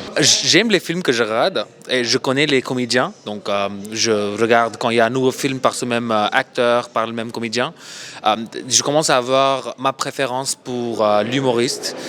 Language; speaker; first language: French; non-native, fluent; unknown